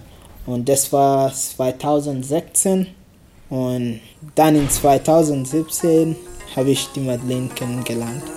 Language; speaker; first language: German; non-native, learner; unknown